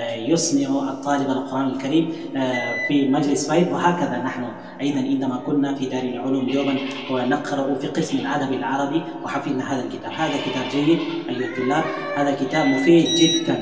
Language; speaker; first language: Arabic; non-native, fluent; Urdu